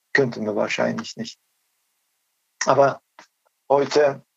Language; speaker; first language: German; non-native, learner; Turkish